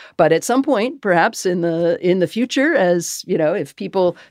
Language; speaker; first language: English; native; English